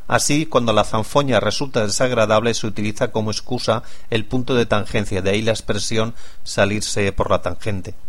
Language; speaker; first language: Spanish; non-native, local second language; Catalan